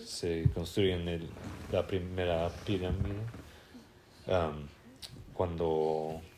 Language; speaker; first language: Spanish; non-native, fluent; English